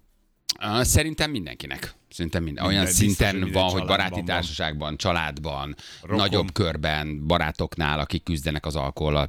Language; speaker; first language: Hungarian; native; Hungarian